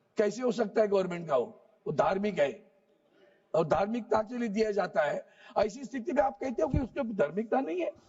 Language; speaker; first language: Hindi; non-native, local second language; Marathi